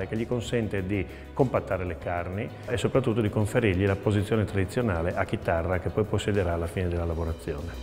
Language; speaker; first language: Italian; native; Italian